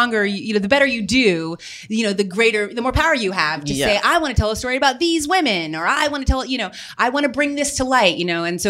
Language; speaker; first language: English; native; English